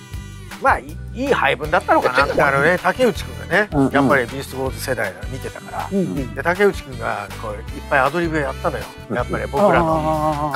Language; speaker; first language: Japanese; native; Japanese